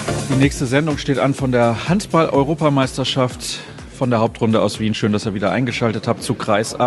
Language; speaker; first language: German; native; German